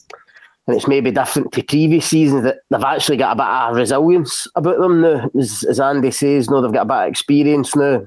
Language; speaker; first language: English; native; English